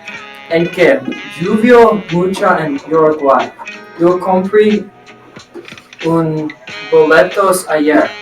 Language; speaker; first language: Spanish; non-native, learner; English